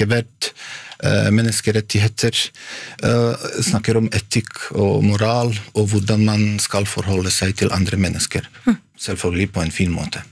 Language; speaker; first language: Norwegian; non-native, fluent; Bosnian